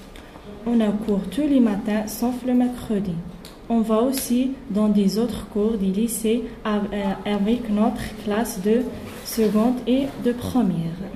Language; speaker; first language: French; non-native, learner; Arabic